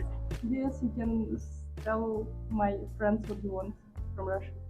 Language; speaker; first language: English; non-native, fluent; Russian